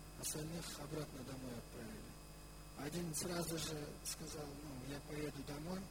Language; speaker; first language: Russian; non-native, local second language; Kyrgyz